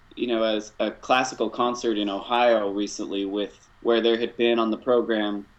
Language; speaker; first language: English; native; English